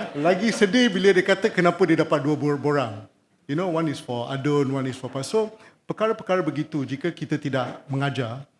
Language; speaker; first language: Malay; non-native, local second language; Tamil